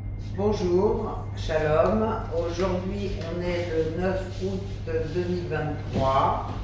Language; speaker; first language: French; native; French